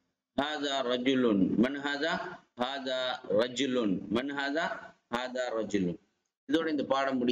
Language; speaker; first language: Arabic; non-native, fluent; Tamil